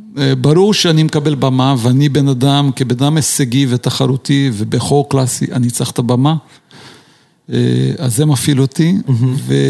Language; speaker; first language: Hebrew; non-native, fluent; Portuguese